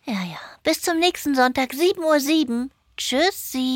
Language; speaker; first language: German; native; German